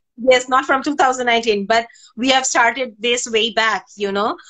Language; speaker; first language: English; non-native, local second language; Bangla